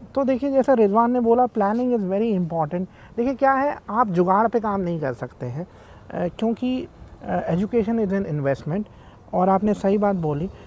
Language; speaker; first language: Hindi; native; Hindi